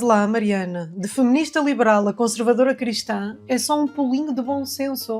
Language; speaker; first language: Portuguese; native; Portuguese